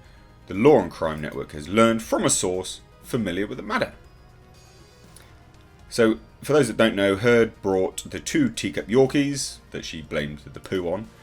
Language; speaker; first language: English; native; English